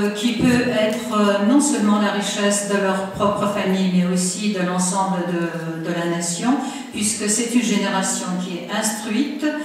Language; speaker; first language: French; non-native, fluent; Armenian